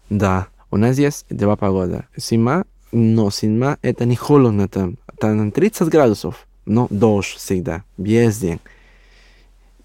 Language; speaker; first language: Russian; non-native, learner; Spanish